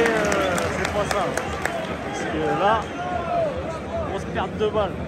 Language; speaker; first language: French; native; French